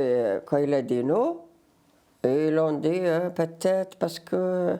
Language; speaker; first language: French; non-native, learner; Riffian